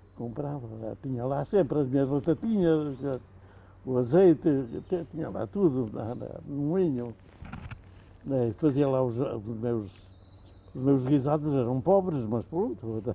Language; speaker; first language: Portuguese; native; Portuguese